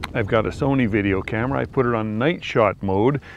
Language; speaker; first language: English; native; English